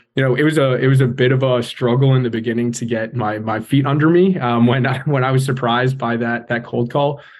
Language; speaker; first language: English; native; English